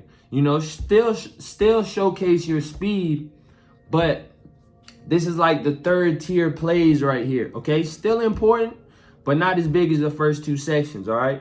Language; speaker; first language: English; native; English